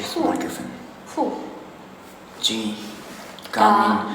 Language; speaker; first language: English; non-native, learner; Thai